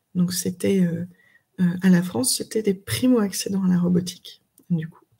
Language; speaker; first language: French; native; French